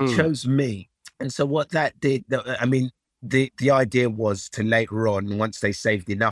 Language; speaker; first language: English; early bilingual, other home language; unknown